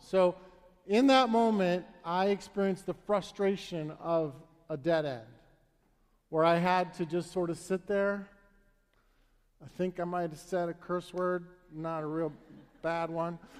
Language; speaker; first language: English; native; English